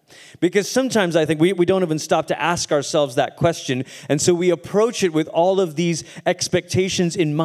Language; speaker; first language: English; native; English